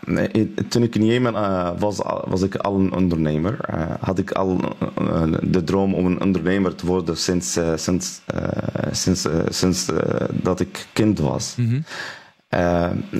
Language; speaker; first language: Dutch; non-native, learner; Arabic